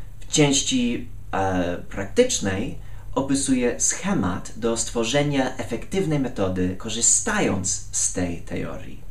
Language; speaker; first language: Polish; non-native, fluent; English